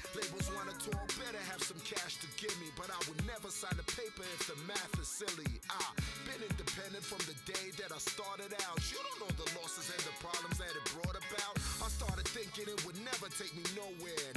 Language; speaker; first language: English; native; English